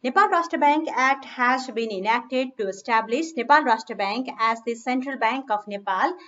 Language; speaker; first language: English; non-native, local second language; Nepali